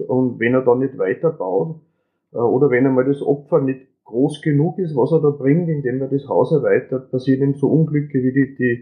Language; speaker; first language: German; native; German